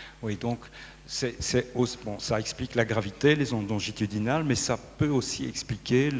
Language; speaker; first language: French; native; French